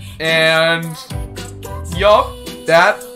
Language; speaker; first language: English; native; English